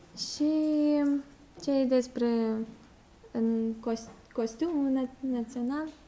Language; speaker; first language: Romanian; non-native, learner; Russian